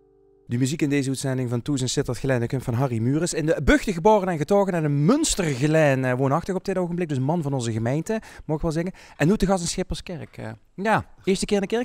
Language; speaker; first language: Dutch; native; Dutch